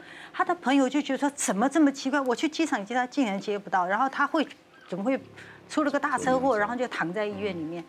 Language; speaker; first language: Chinese; native; Chinese